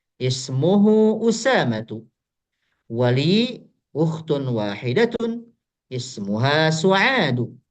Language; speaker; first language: Arabic; non-native, fluent; Indonesian